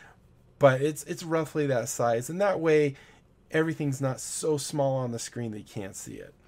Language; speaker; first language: English; native; English